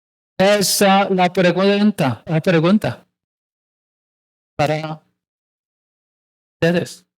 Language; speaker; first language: Spanish; non-native, learner; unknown